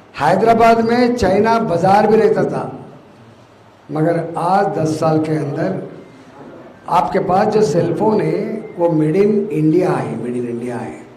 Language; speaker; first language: Hindi; non-native, local second language; Telugu